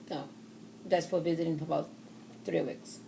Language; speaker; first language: English; non-native, learner; Portuguese